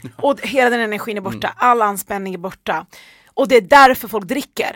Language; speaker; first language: Swedish; early bilingual, other home language; Persian